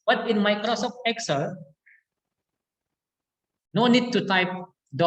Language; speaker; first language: English; non-native, learner; Indonesian